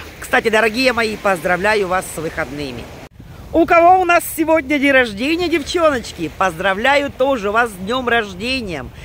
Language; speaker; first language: Russian; native; Russian